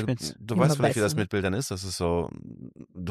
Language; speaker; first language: German; native; German